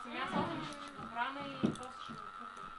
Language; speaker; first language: Bulgarian; native; Bulgarian